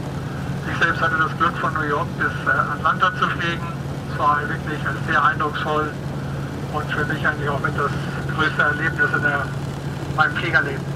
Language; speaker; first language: German; native; German